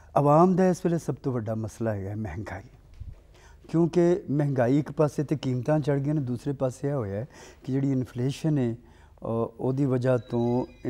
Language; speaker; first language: Punjabi; native; Punjabi